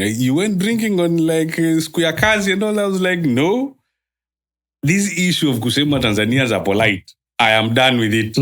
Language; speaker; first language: English; non-native, local second language; Swahili